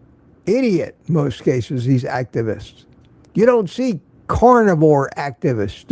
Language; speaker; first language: English; native; English